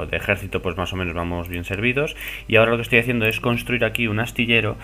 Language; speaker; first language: Spanish; native; Spanish